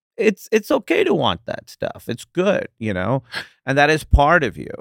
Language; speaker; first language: English; non-native, local second language; Urdu